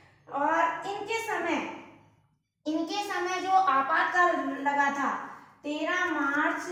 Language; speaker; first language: Hindi; native; Hindi